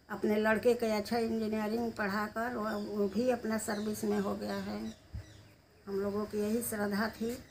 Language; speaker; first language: Hindi; native; Hindi